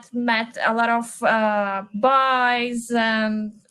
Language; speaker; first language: English; non-native, learner; Portuguese